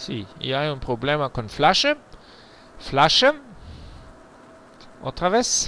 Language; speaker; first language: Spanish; non-native, learner; German